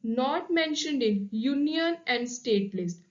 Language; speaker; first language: English; non-native, local second language; Punjabi